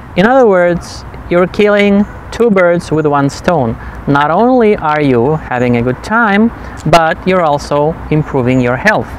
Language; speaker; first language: English; non-native, fluent; Russian